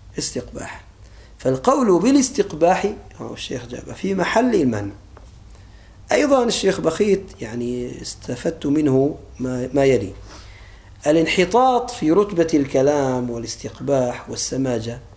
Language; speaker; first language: Arabic; native; Arabic